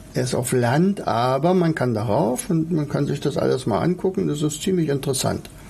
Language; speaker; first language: German; native; German